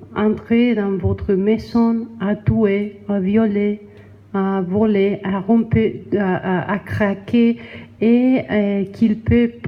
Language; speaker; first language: French; non-native, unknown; Spanish